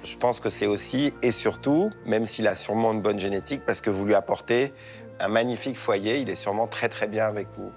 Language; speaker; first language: French; native; French